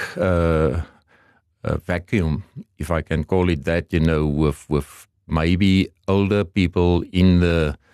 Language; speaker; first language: English; non-native, local second language; Afrikaans